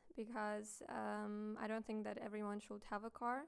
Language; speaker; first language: English; non-native, fluent; Ukrainian